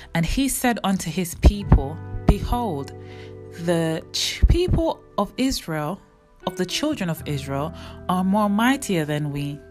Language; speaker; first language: English; native; English